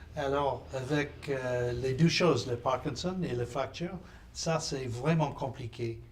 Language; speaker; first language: French; non-native, learner; English